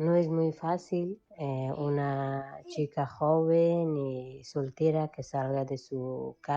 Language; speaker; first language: Spanish; non-native, fluent; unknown